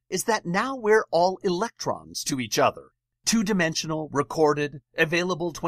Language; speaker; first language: English; native; English